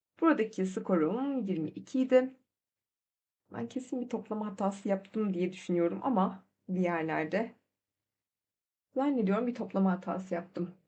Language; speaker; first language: Turkish; native; Turkish